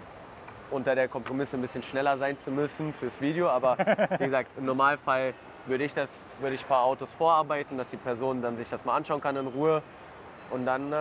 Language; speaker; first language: German; native; German